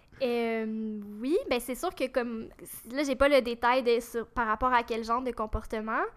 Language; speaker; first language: French; native; French